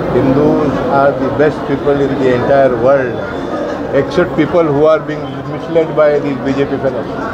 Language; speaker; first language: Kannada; non-native, local second language; Urdu